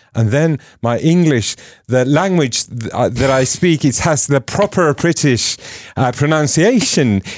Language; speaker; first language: English; non-native, fluent; Finnish